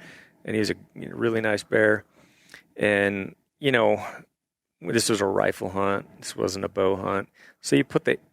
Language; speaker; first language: English; native; English